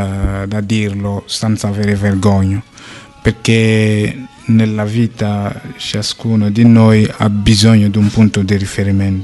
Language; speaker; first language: Italian; non-native, fluent; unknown